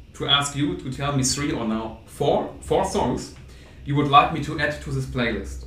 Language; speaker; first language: English; non-native, fluent; German